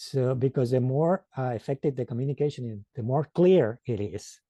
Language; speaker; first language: English; non-native, fluent; Spanish